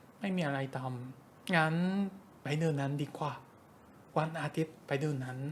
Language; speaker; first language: Thai; non-native, fluent; Japanese